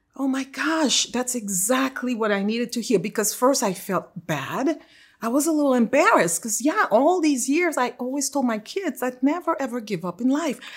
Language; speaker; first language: English; non-native, fluent; Haitian Creole